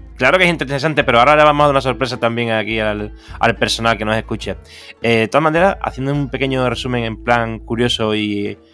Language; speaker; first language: Spanish; native; Spanish